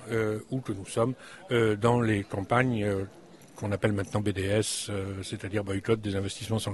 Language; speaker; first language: French; native; French